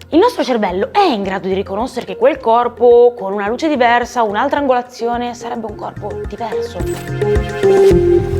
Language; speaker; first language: Italian; native; Italian